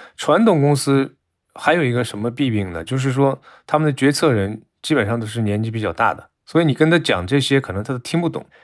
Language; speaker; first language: Chinese; non-native, fluent; Japanese